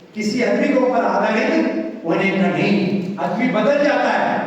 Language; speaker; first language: Hindi; non-native, local second language; Telugu